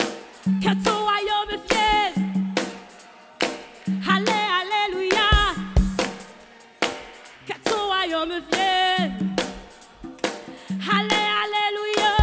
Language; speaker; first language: French; native; French